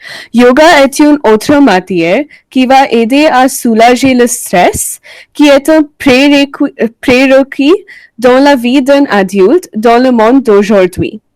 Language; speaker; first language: French; non-native, learner; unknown